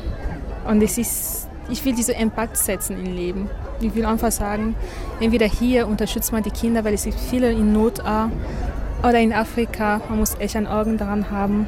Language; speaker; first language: German; non-native, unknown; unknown